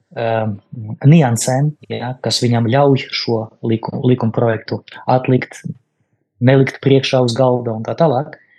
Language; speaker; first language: Latvian; non-native, local second language; Russian